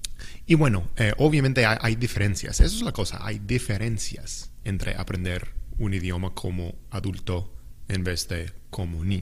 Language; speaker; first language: Spanish; non-native, fluent; English